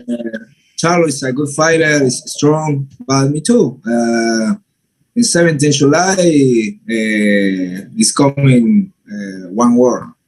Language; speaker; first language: English; non-native, learner; Spanish